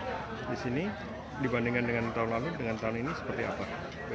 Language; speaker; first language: Indonesian; native; Indonesian